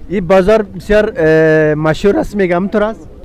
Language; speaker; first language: Persian; non-native, local second language; Uzbek